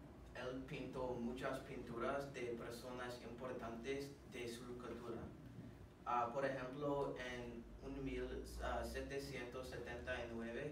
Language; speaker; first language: Spanish; non-native, learner; English